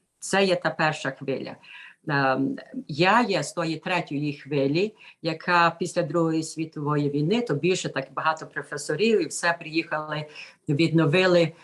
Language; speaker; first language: Ukrainian; early bilingual, heritage; Ukrainian